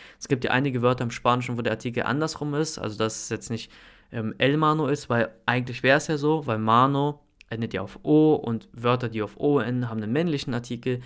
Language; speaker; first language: German; native; German